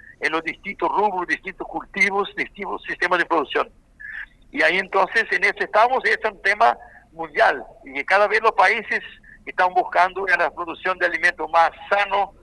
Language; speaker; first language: Spanish; non-native, fluent; Portuguese